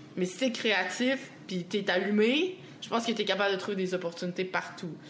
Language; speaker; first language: French; native; French